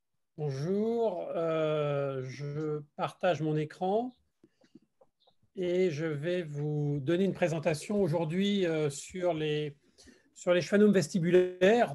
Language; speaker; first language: French; native; French